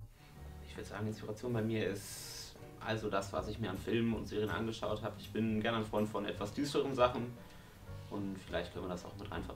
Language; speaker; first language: German; native; German